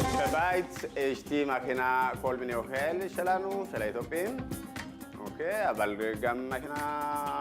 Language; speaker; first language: Hebrew; non-native, fluent; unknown